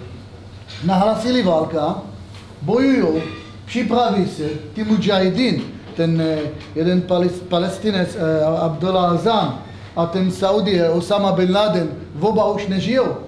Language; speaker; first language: Czech; non-native, fluent; Hebrew